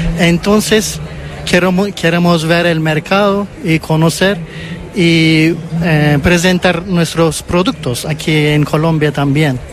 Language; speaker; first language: Spanish; non-native, learner; Turkish